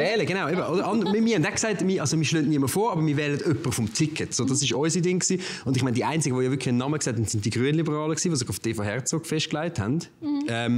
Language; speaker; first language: German; native; German